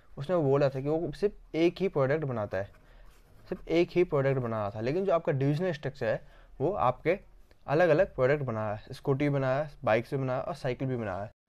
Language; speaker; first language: Hindi; native; Hindi